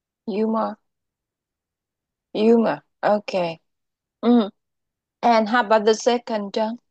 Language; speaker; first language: English; non-native, local second language; Vietnamese